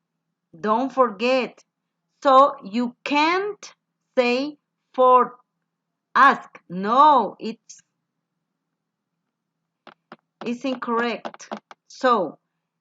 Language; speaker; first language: English; non-native, fluent; Spanish